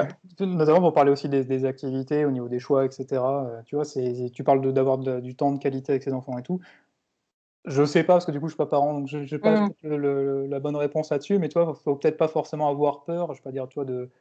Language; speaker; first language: French; native; French